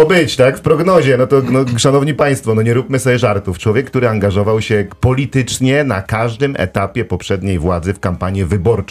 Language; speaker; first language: Polish; native; Polish